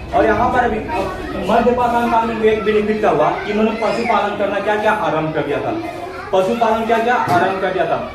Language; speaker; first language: Hindi; native; Hindi